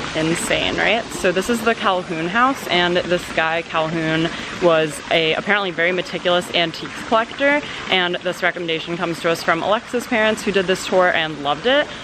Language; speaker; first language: English; native; English